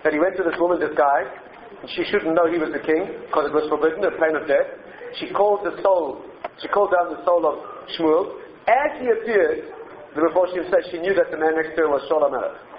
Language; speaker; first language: English; native; English